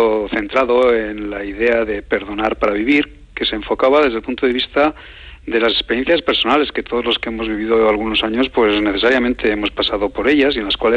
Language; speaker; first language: Spanish; native; Spanish